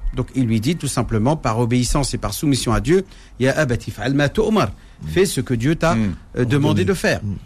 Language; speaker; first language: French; non-native, local second language; Arabic